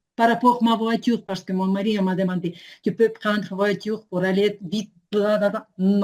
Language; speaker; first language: French; non-native, learner; Ukrainian